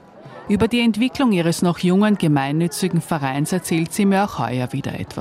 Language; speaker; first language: German; native; German